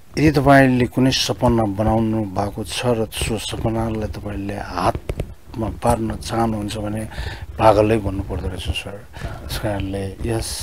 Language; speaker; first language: Nepali; early bilingual, heritage; Nepali